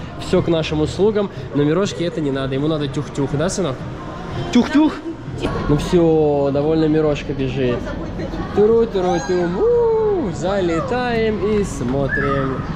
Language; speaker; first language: Russian; native; Russian